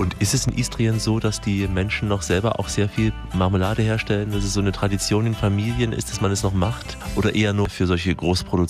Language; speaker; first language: German; native; German